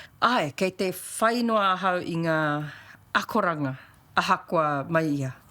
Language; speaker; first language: Māori; non-native, learner; Indonesian